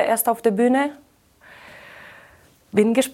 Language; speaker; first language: German; non-native, fluent; Catalan